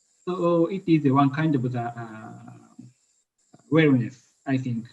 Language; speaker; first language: English; non-native, learner; Japanese